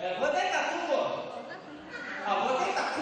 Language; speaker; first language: Russian; non-native, learner; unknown